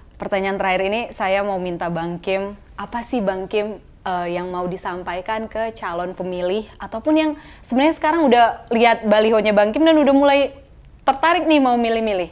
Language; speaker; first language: Indonesian; native; Indonesian